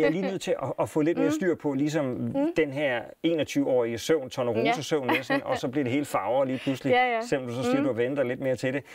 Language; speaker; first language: Danish; native; Danish